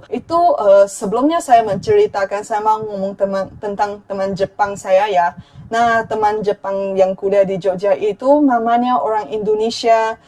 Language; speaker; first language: Malay; non-native, fluent; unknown